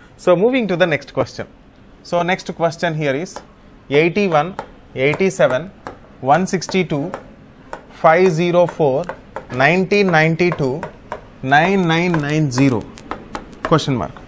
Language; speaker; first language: English; non-native, local second language; Telugu